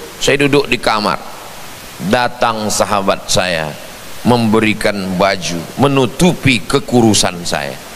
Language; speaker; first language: Indonesian; native; Indonesian